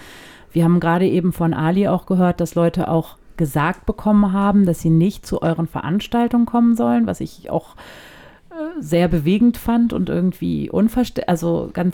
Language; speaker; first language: German; native; German